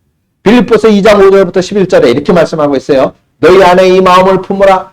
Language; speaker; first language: Korean; native; Korean